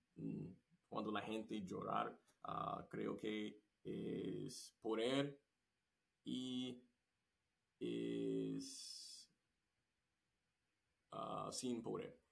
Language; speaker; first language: Spanish; non-native, learner; English